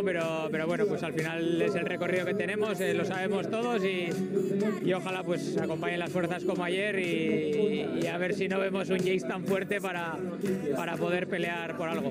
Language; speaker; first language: Spanish; native; Spanish